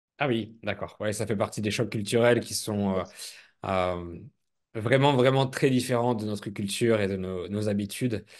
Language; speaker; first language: French; native; French